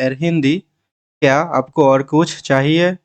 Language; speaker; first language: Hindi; non-native, learner; Bangla